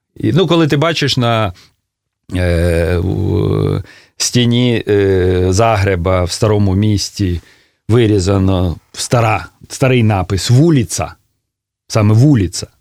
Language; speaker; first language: Ukrainian; native; Ukrainian